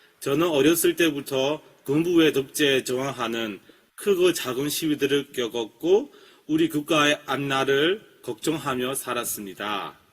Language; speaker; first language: Korean; non-native, fluent; Burmese